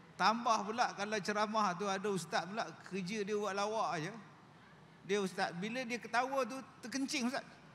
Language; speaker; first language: Malay; native; Malay